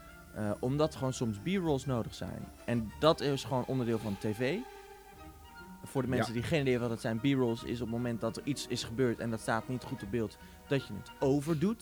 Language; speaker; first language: Dutch; native; Dutch